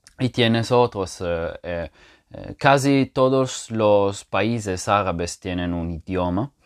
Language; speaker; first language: Spanish; non-native, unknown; French